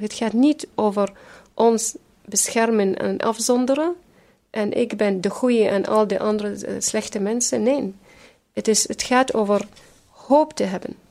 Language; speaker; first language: Dutch; non-native, fluent; Syriac